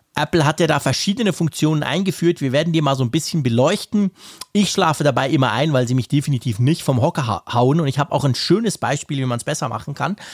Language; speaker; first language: German; native; German